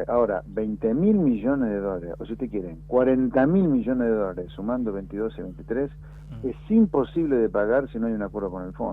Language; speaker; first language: Spanish; native; Spanish